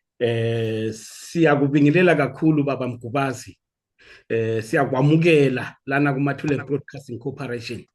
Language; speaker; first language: Zulu; native; Zulu